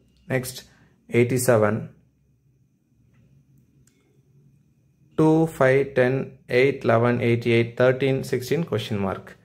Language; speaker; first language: English; non-native, local second language; Tamil